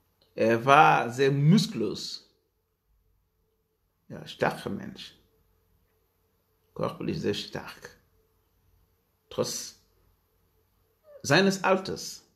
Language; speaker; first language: German; non-native, learner; Wolof